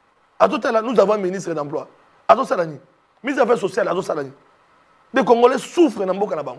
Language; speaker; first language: French; non-native, local second language; Lingala